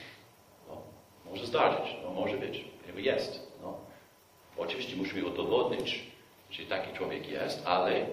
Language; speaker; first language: Polish; non-native, fluent; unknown